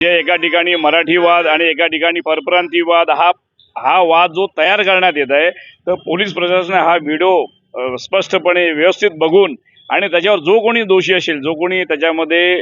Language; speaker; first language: Marathi; non-native, local second language; Hindi